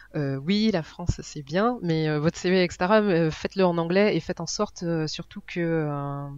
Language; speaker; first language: French; native; French